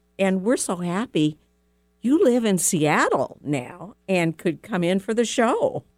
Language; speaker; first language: English; native; English